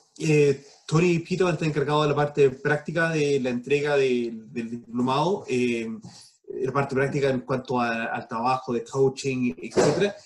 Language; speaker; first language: Spanish; early bilingual, heritage; Spanish